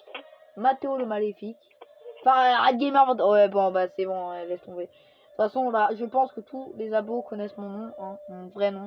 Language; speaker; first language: French; native; French